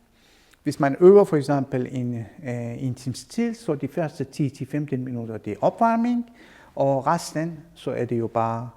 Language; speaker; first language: Danish; non-native, fluent; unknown